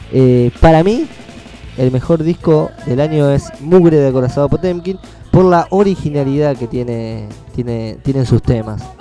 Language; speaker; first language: Spanish; native; Spanish